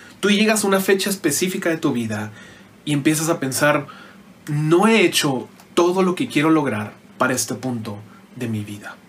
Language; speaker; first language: Spanish; native; Spanish